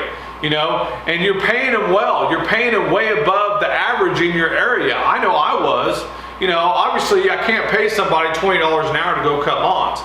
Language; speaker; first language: English; native; English